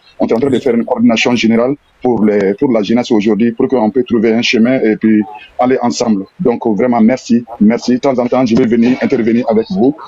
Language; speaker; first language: French; non-native, local second language; Bambara